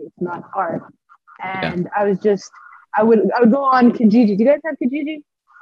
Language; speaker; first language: English; native; English